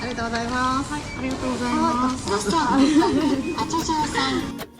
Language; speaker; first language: Japanese; native; Japanese